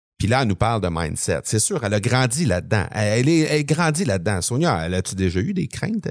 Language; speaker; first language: French; native; French